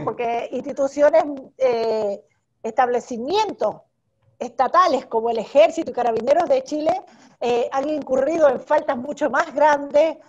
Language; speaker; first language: Spanish; native; Spanish